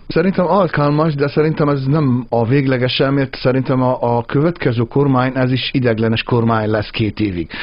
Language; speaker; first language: Hungarian; non-native, fluent; Arabic